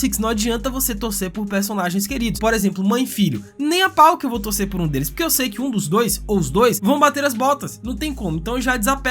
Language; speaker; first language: Portuguese; native; Portuguese